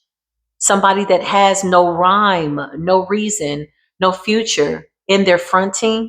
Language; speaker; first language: English; native; English